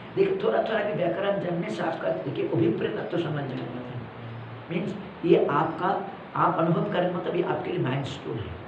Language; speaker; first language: Hindi; non-native, local second language; Malayalam